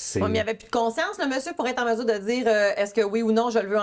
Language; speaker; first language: French; native; French